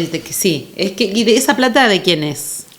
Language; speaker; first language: Spanish; native; Spanish